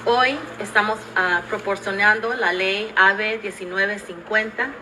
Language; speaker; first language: Spanish; early bilingual, other home language; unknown